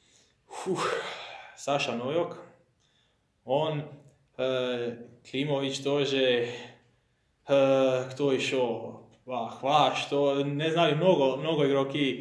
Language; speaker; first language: Russian; non-native, learner; Croatian